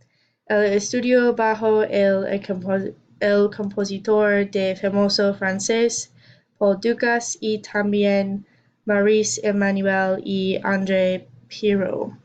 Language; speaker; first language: Spanish; non-native, learner; English